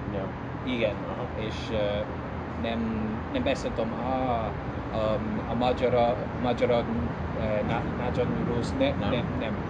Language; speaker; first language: Hungarian; non-native, learner; English